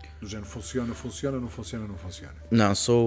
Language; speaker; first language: Portuguese; native; Portuguese